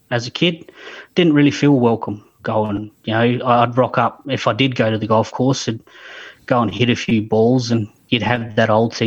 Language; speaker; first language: English; native; English